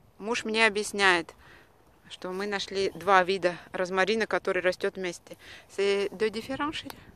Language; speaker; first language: Russian; native; Russian